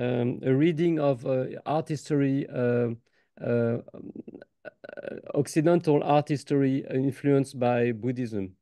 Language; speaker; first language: English; non-native, fluent; French